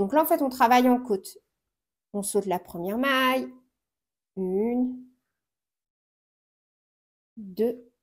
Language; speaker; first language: French; native; French